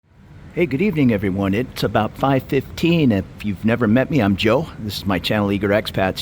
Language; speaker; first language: English; native; English